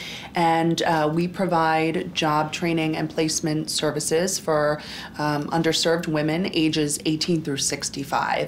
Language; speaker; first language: English; native; English